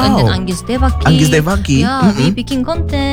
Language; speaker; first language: English; non-native, learner; Korean